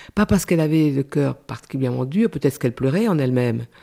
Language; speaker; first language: French; non-native, local second language; Réunion Creole French